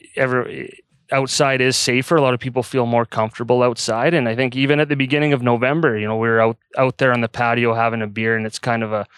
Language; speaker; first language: English; native; English